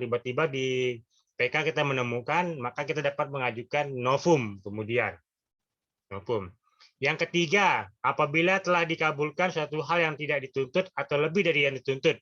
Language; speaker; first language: Indonesian; native; Indonesian